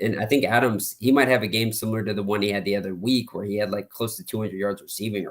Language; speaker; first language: English; native; English